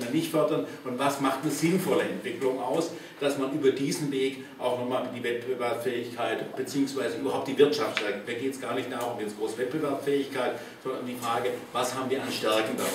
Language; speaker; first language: German; native; German